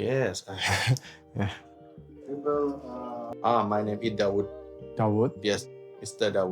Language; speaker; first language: English; non-native, learner; Thai